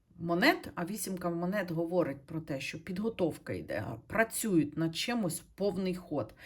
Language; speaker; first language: Ukrainian; non-native, local second language; Russian